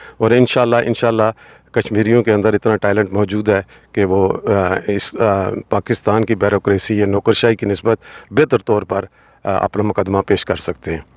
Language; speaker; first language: Urdu; non-native, local second language; Punjabi